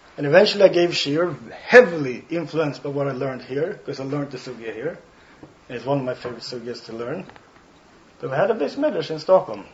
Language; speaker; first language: English; non-native, fluent; Swedish